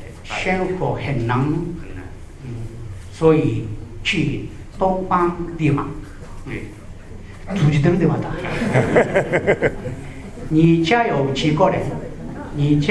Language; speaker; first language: Chinese; non-native, learner; Japanese